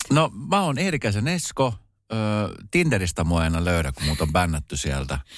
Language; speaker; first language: Finnish; native; Finnish